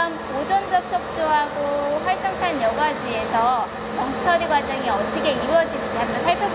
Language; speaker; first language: Korean; native; Korean